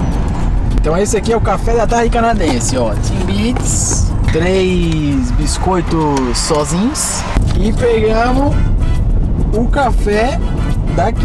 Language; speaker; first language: Portuguese; native; Portuguese